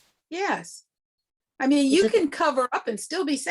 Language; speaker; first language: English; native; English